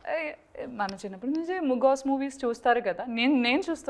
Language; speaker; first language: Telugu; non-native, learner; Malayalam